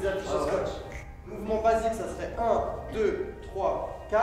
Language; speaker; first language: French; native; French